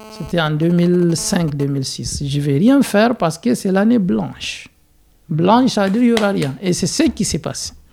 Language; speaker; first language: French; non-native, local second language; Hausa